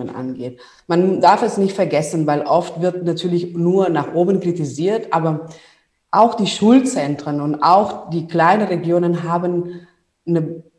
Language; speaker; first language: German; non-native, fluent; Spanish